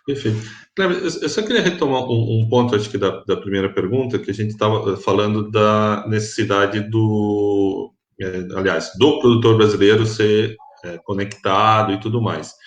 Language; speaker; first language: Portuguese; native; Portuguese